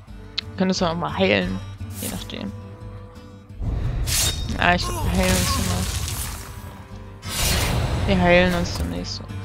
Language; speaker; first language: German; native; German